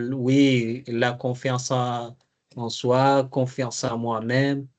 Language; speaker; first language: French; non-native, learner; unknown